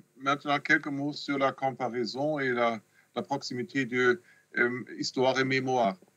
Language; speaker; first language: French; non-native, fluent; German